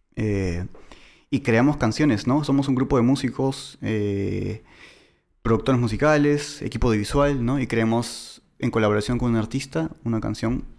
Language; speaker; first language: Spanish; native; Spanish